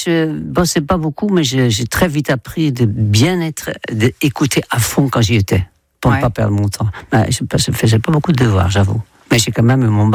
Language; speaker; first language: French; non-native, fluent; Dutch